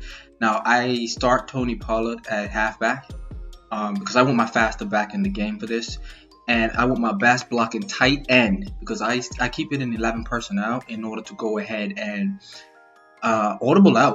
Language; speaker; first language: English; native; English